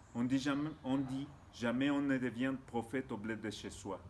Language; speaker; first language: French; non-native, fluent; Spanish